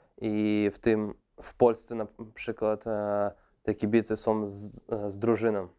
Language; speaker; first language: Polish; non-native, fluent; Russian